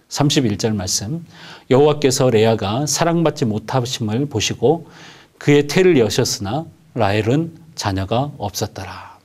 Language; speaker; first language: Korean; native; Korean